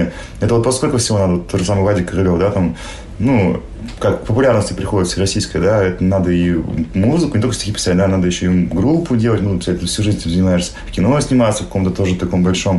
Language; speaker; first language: Russian; native; Russian